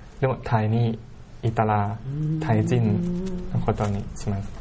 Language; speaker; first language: Japanese; non-native, learner; Thai